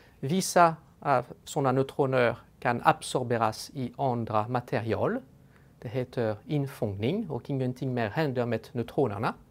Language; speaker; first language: Swedish; non-native, fluent; French